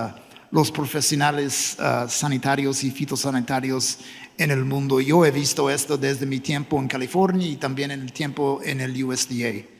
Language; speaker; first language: Spanish; non-native, fluent; English